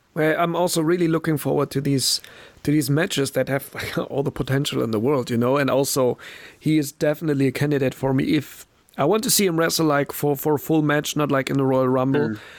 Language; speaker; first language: English; non-native, fluent; German